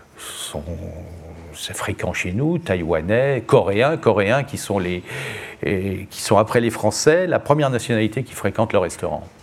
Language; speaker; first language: French; native; French